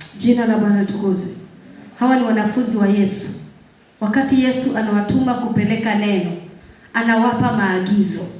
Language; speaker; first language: Swahili; non-native, local second language; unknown